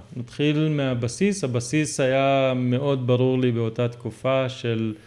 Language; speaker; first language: Hebrew; native; Hebrew